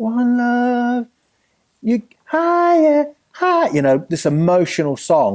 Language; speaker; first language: English; native; English